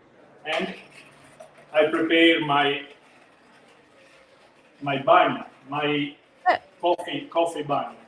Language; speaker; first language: English; non-native, learner; Italian